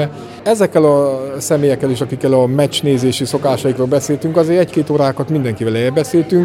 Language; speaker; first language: Hungarian; native; Hungarian